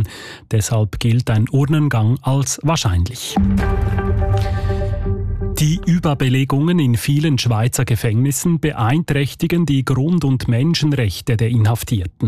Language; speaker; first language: German; native; German